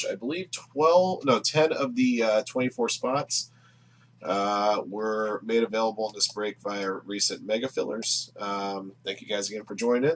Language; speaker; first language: English; native; English